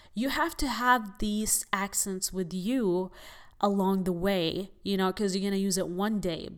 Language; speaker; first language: English; non-native, fluent; Arabic